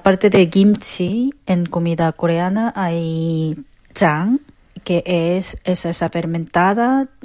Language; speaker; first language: Spanish; non-native, fluent; Korean